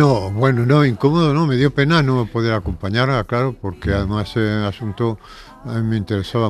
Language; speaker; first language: Spanish; native; Spanish